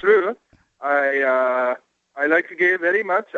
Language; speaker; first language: English; non-native, learner; Japanese